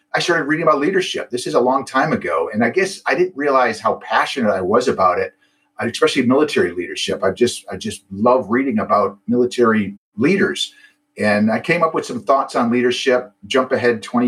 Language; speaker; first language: English; native; English